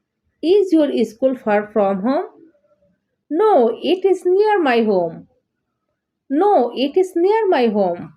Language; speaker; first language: English; non-native, learner; Bangla